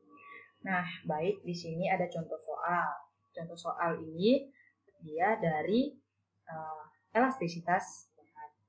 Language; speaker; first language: Indonesian; native; Indonesian